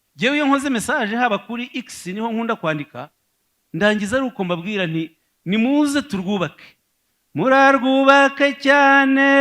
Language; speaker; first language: Kinyarwanda; native; Kinyarwanda